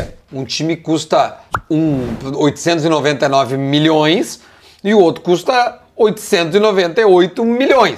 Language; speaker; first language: Portuguese; native; Portuguese